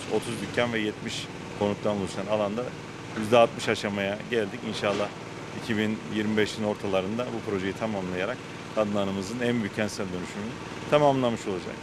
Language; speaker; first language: Turkish; native; Turkish